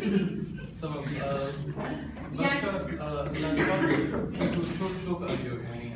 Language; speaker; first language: Turkish; non-native, learner; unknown